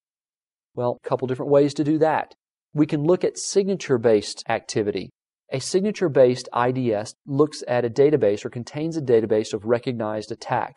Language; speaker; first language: English; native; English